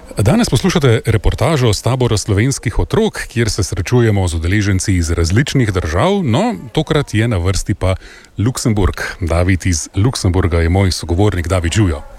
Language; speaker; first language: Slovenian; native; Slovenian